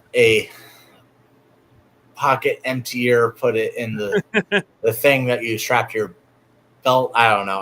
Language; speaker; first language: English; native; English